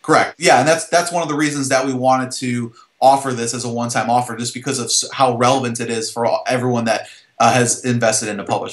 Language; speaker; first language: English; native; English